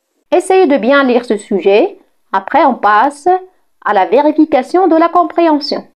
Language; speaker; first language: French; non-native, local second language; Arabic